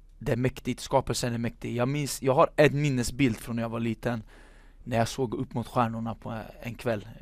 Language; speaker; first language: Swedish; native; Swedish